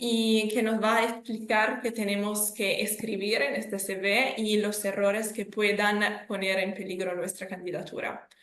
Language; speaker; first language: Spanish; non-native, fluent; Italian